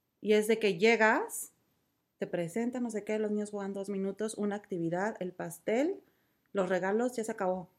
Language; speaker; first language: Spanish; native; Spanish